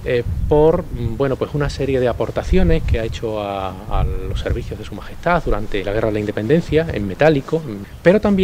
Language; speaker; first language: Spanish; native; Spanish